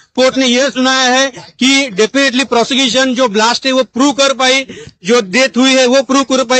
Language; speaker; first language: Hindi; non-native, local second language; Marathi